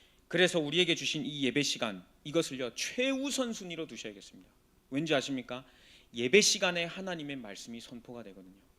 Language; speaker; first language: Korean; native; Korean